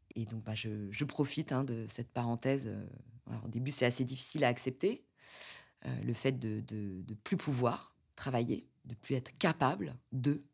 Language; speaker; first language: French; native; French